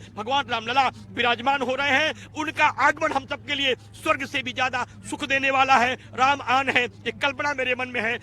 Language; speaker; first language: Hindi; native; Hindi